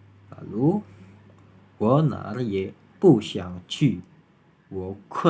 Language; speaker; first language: Chinese; non-native, learner; Indonesian